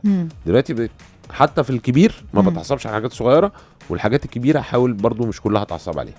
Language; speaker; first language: Arabic; native; Arabic